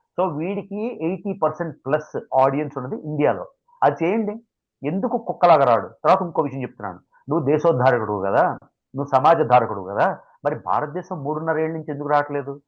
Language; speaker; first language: Telugu; native; Telugu